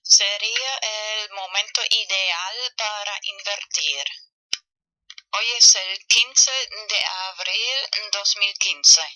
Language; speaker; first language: Spanish; non-native, fluent; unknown